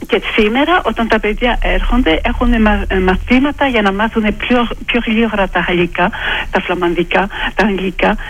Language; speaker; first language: Greek; early bilingual, heritage; Greek